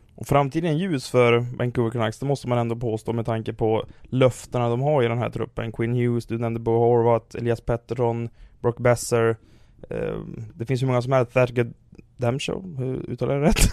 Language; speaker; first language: Swedish; native; Swedish